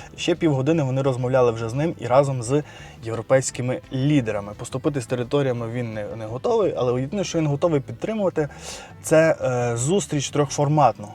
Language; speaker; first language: Ukrainian; non-native, local second language; Russian